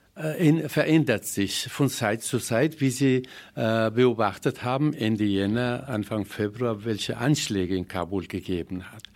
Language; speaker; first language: German; non-native, fluent; Persian